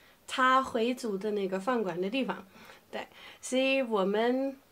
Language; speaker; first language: Chinese; non-native, fluent; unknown